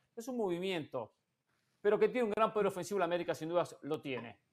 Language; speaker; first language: Spanish; native; Spanish